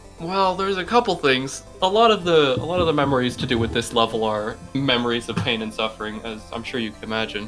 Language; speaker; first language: English; native; English